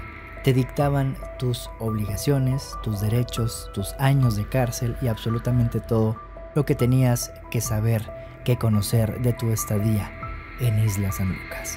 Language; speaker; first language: Spanish; native; Spanish